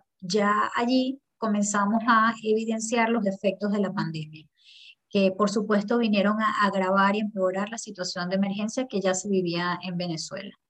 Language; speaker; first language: Spanish; native; Spanish